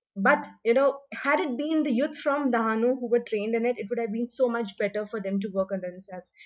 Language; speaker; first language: English; non-native, local second language; Hindi